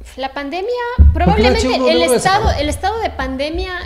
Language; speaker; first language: Spanish; native; Spanish